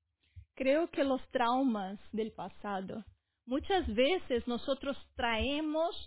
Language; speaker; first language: Spanish; non-native, fluent; Portuguese